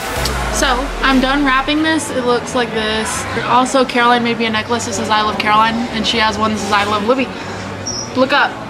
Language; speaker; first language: English; native; English